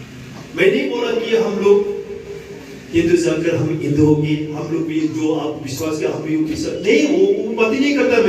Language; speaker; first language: Hindi; non-native, local second language; Bodo